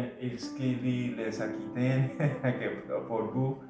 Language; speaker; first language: French; non-native, learner; Spanish